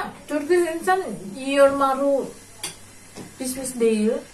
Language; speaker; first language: Turkish; non-native, learner; Indonesian